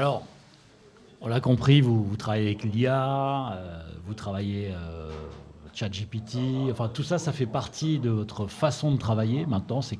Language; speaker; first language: French; native; French